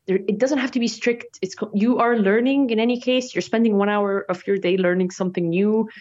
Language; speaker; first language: English; non-native, fluent; Arabic